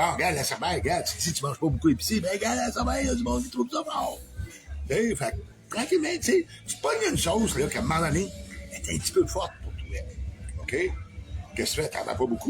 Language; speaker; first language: French; native; French